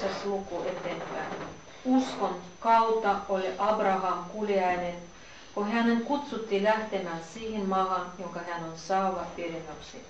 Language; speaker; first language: Finnish; non-native, learner; Russian